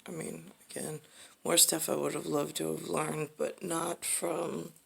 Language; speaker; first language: English; native; English